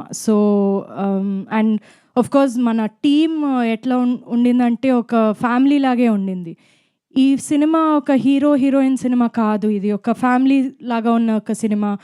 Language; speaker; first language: Telugu; non-native, fluent; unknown